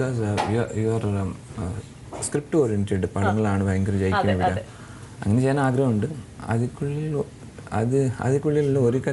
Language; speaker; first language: Malayalam; non-native, learner; Telugu